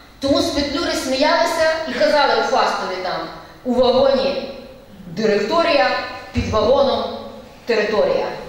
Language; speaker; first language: Ukrainian; native; Ukrainian